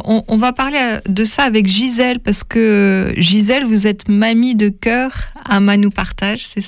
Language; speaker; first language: French; native; French